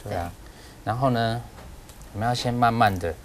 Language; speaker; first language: Chinese; native; Chinese